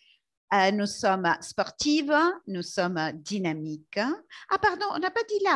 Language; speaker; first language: French; non-native, fluent; Spanish